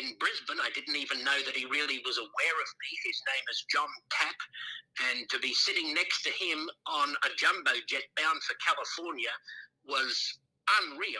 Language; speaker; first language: English; native; English